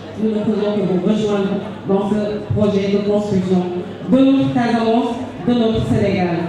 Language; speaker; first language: French; non-native, local second language; Jola-Fonyi